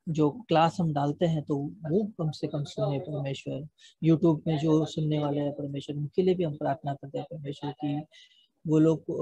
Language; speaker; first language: Hindi; native; Hindi